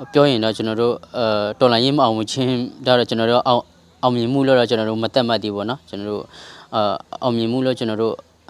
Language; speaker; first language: Burmese; non-native, local second language; S'gaw Karen